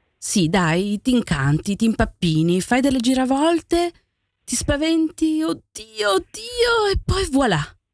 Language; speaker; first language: Italian; native; Italian